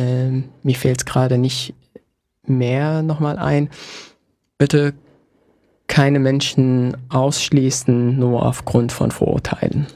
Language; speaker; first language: German; native; German